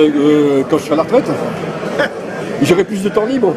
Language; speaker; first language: French; native; French